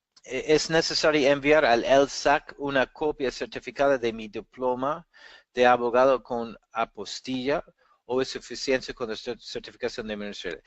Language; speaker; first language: Spanish; non-native, fluent; English